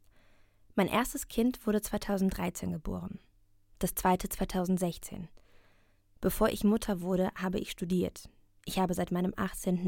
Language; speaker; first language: German; non-native, learner; Russian